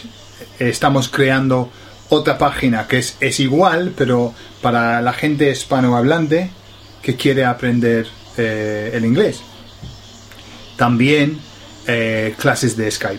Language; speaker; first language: Spanish; non-native, fluent; English